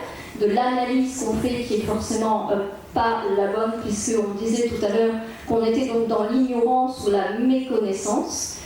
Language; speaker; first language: French; native; French